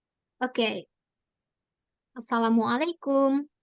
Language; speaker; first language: Indonesian; native; Indonesian